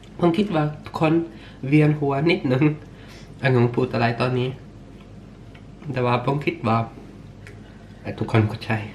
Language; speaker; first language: Thai; early bilingual, heritage; Swedish